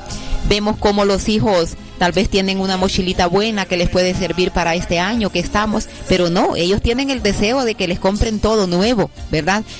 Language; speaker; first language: Spanish; native; Spanish